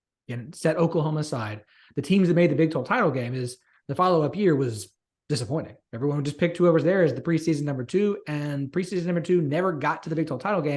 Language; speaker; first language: English; native; English